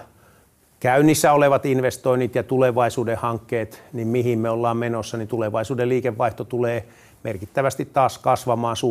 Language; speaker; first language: Finnish; native; Finnish